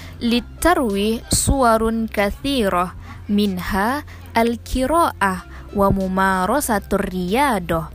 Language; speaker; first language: Arabic; non-native, learner; Indonesian